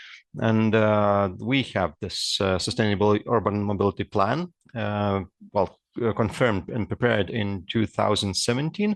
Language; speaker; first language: English; non-native, fluent; Lithuanian